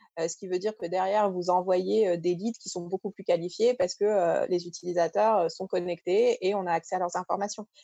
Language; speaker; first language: French; early bilingual, other home language; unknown